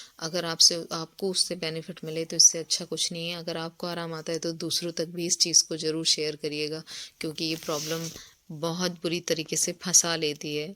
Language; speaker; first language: Hindi; native; Hindi